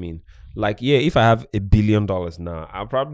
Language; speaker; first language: English; non-native, local second language; Igbo